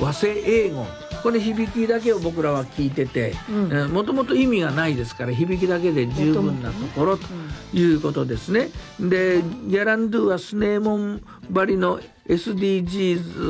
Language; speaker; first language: Japanese; native; Japanese